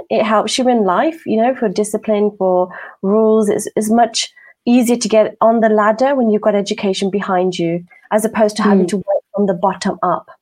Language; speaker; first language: English; native; English